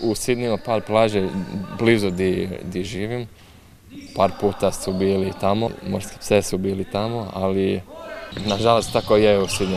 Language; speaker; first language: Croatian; early bilingual, heritage; English